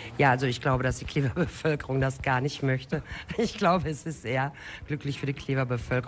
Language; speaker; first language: German; native; German